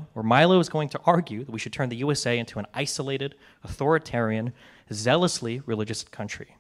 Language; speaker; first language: English; native; English